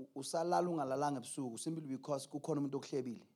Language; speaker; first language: English; non-native, local second language; Zulu